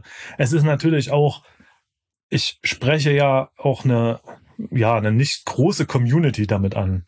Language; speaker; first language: German; native; German